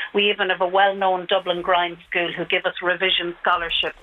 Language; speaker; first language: English; native; English